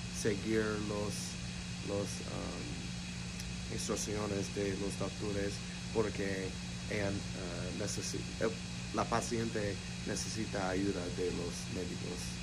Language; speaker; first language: Spanish; non-native, learner; English